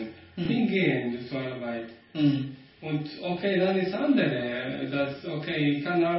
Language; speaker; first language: German; non-native, learner; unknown